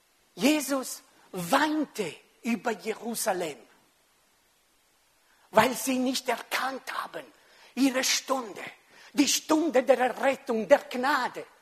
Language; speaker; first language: German; non-native, local second language; French